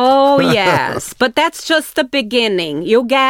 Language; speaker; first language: English; non-native, fluent; Portuguese